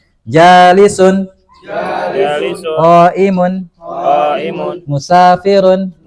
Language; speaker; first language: Arabic; non-native, learner; Indonesian